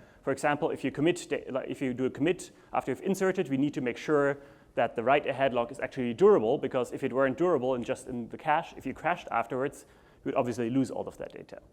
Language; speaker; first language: English; non-native, fluent; German